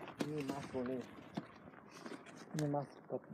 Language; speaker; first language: Indonesian; non-native, learner; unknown